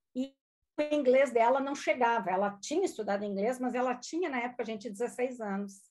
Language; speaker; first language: Portuguese; non-native, local second language; German